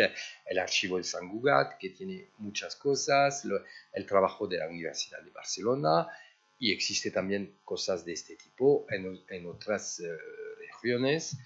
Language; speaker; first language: Spanish; early bilingual, heritage; French